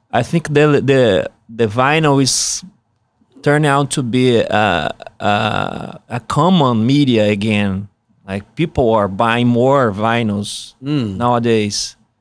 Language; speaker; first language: English; non-native, fluent; Portuguese